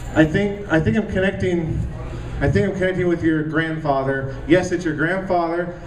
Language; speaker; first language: English; native; English